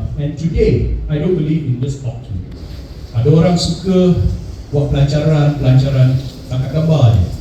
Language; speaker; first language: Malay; non-native, local second language; Chinese